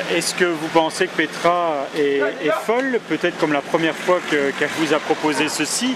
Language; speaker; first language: French; native; French